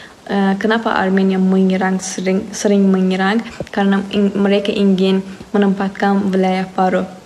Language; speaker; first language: Indonesian; non-native, fluent; Azerbaijani